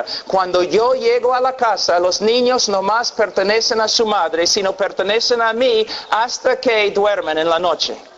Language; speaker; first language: Spanish; non-native, fluent; English